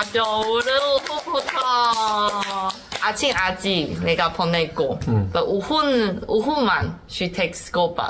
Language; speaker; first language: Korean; non-native, learner; Chinese